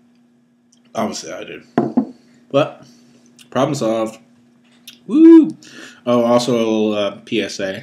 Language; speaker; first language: English; native; English